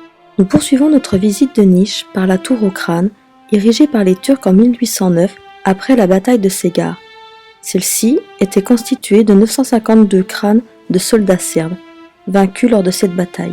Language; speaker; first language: French; native; French